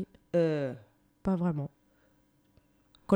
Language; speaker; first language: French; native; French